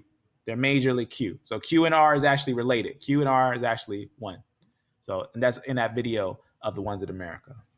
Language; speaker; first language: English; native; English